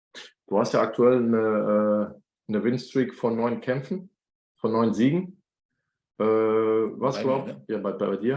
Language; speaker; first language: German; native; German